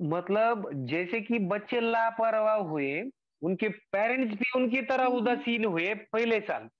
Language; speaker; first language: Hindi; non-native, local second language; Marathi